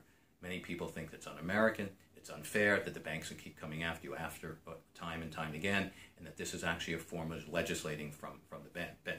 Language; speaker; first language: English; native; English